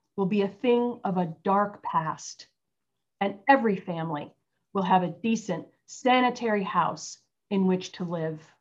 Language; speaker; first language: English; native; English